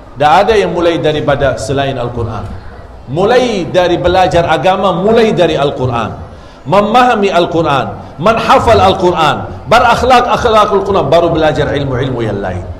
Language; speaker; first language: Indonesian; non-native, fluent; Arabic